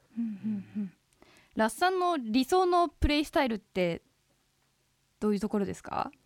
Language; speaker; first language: Japanese; native; Japanese